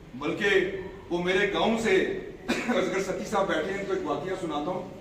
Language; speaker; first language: Urdu; non-native, local second language; Punjabi